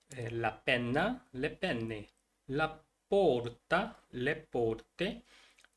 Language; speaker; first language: Italian; non-native, learner; Korean